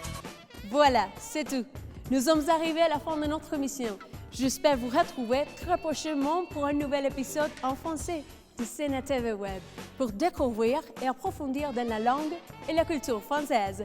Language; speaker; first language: French; non-native, fluent; Spanish